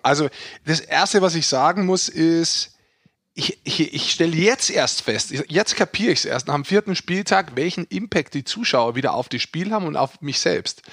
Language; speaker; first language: German; native; German